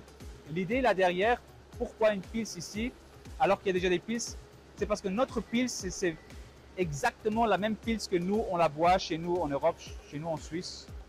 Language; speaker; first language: French; non-native, local second language; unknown